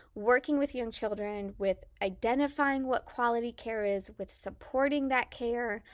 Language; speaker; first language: English; native; English